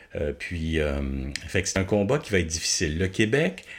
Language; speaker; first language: French; native; French